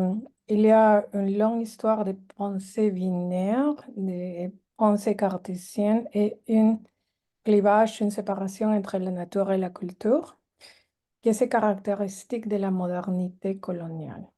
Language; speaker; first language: French; non-native, fluent; Spanish